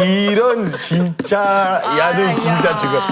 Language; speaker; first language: Korean; non-native, fluent; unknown